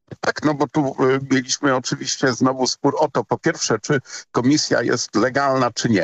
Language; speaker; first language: Polish; native; Polish